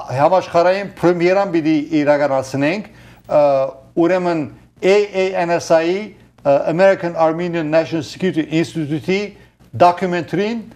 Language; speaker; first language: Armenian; early bilingual, heritage; Armenian